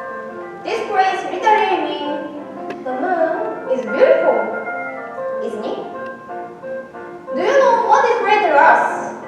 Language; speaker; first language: English; non-native, learner; Japanese